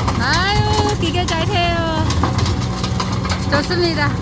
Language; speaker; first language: Korean; non-native, learner; Vietnamese